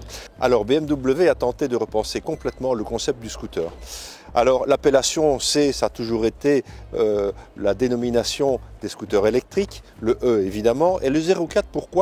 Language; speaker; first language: French; native; French